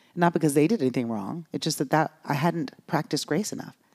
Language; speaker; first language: English; native; English